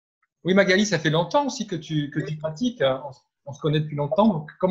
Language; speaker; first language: French; native; French